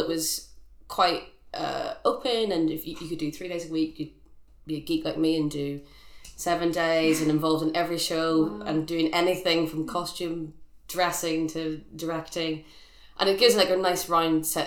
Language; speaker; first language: English; native; English